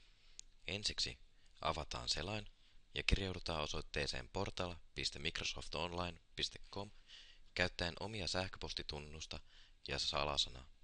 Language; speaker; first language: Finnish; native; Finnish